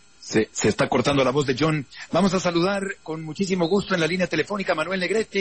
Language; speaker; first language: Spanish; native; Spanish